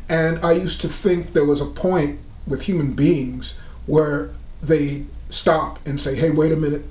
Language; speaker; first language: English; native; English